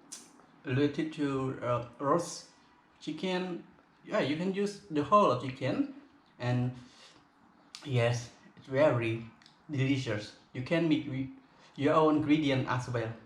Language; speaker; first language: English; non-native, local second language; Khmer